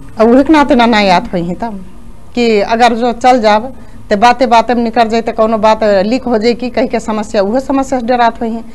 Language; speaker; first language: Bhojpuri; native; Bhojpuri